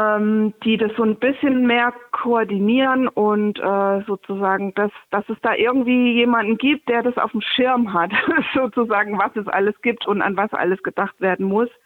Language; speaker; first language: German; native; German